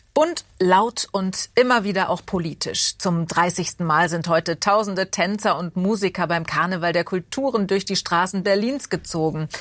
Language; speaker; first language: German; native; German